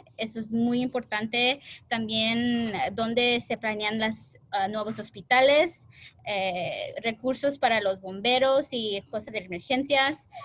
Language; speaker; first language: Spanish; early bilingual, heritage; Spanish